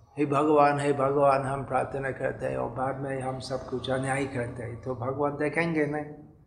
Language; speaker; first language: Hindi; non-native, fluent; English